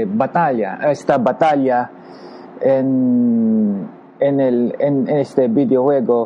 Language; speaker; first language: Spanish; non-native, learner; Japanese